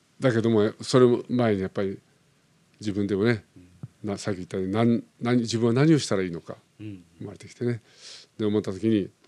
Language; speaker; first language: Japanese; native; Japanese